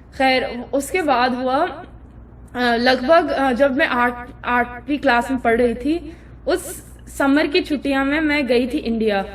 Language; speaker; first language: Urdu; non-native, fluent; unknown